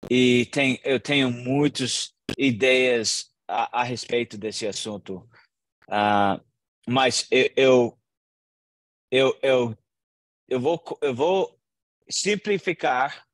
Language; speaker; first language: Portuguese; non-native, learner; English